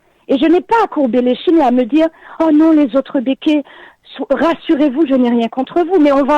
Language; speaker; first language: French; native; French